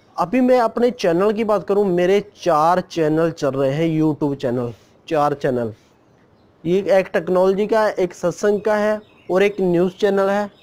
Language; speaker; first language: Hindi; non-native, local second language; Punjabi